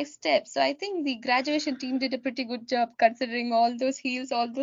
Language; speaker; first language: English; non-native, local second language; Malayalam